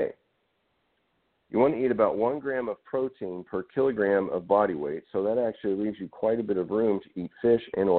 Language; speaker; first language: English; native; English